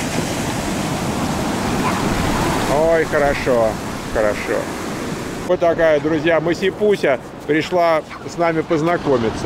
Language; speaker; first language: Russian; native; Russian